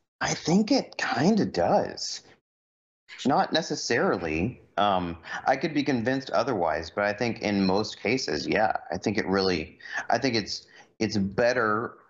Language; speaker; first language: English; native; English